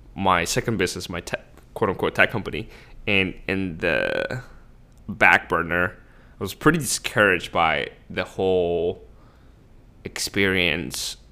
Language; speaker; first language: English; early bilingual, other home language; Spanish